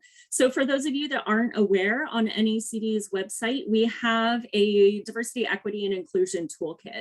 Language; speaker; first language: English; native; English